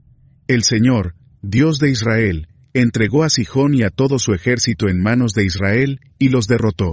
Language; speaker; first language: Spanish; native; Spanish